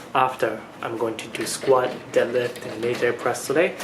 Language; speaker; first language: English; non-native, fluent; Japanese